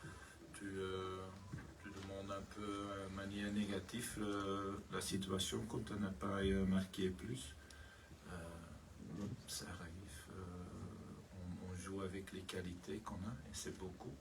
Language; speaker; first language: French; non-native, learner; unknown